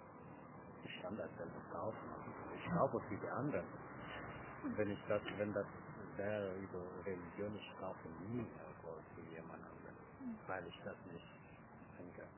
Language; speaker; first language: German; non-native, learner; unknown